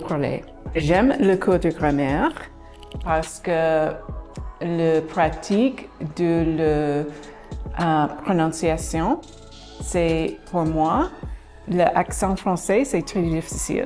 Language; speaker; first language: French; non-native, learner; English